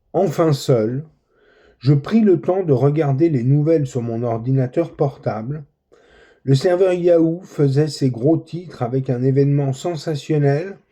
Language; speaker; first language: French; native; French